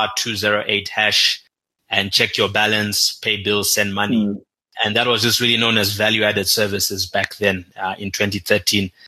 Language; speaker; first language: English; non-native, local second language; Shona